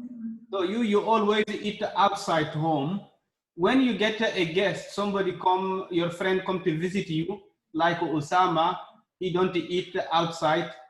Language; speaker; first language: English; non-native, learner; Arabic